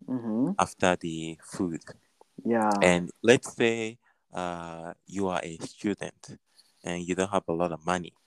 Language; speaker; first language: English; non-native, learner; Japanese